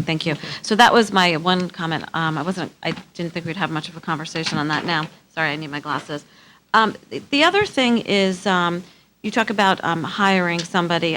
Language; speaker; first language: English; native; English